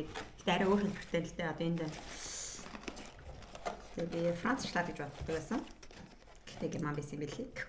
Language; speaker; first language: Mongolian; native; Mongolian